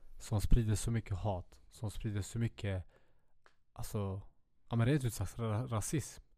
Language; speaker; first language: Swedish; early bilingual, other home language; Kurdish